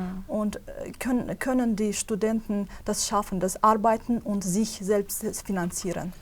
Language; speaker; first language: German; non-native, fluent; Azerbaijani